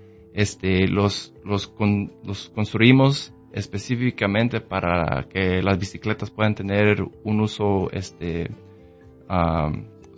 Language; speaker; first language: Spanish; early bilingual, heritage; Spanish